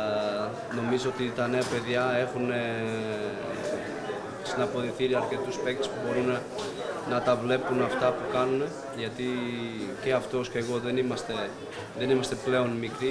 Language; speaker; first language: Greek; non-native, fluent; Portuguese